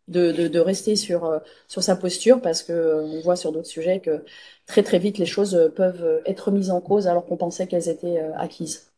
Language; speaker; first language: French; native; French